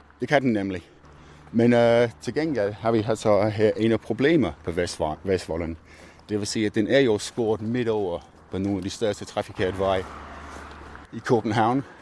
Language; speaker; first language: Danish; non-native, fluent; English